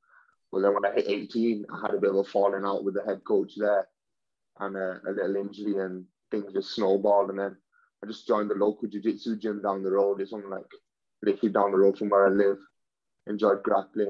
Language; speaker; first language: English; native; English